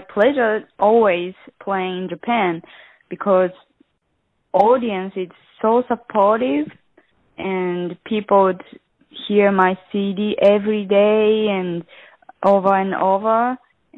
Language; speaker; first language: English; non-native, learner; Japanese